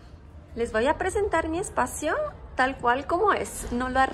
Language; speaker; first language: Spanish; non-native, fluent; Italian